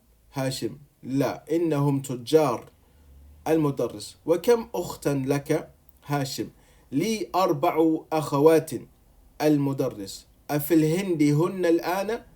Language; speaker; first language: Arabic; non-native, fluent; English